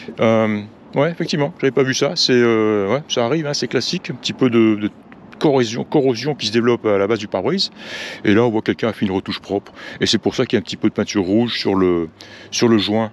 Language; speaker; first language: French; native; French